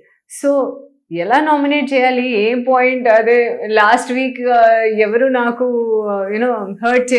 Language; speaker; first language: Telugu; non-native, local second language; Hindi